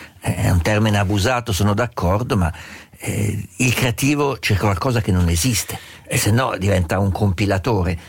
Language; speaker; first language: Italian; native; Italian